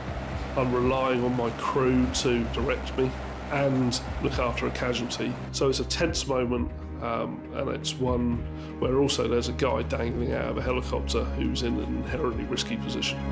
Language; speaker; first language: English; native; English